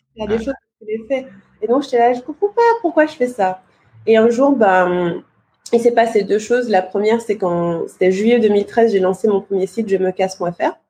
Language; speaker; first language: French; native; French